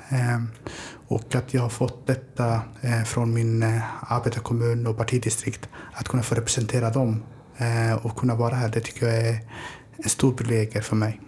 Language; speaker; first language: Swedish; early bilingual, other home language; Somali